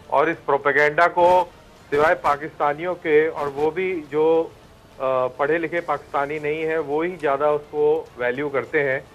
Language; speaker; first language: Hindi; native; Hindi